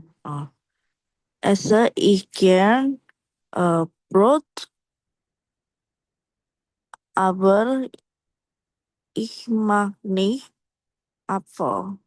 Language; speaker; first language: German; non-native, learner; Indonesian